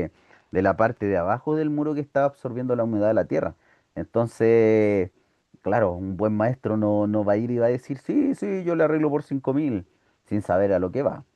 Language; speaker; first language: Spanish; native; Spanish